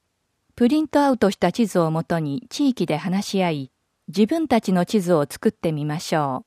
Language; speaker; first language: Japanese; native; Japanese